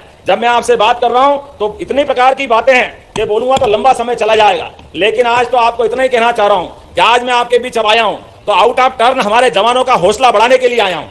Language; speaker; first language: Hindi; native; Hindi